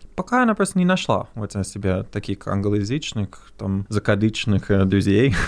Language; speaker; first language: Russian; non-native, fluent; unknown